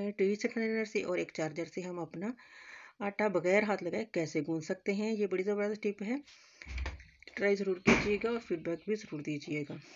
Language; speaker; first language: Hindi; native; Hindi